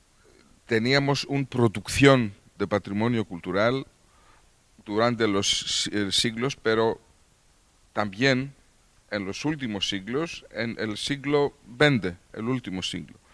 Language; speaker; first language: Spanish; non-native, learner; Greek